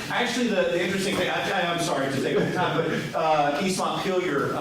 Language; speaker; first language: English; native; English